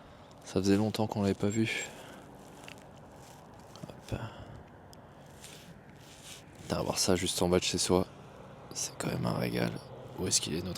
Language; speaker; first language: French; native; French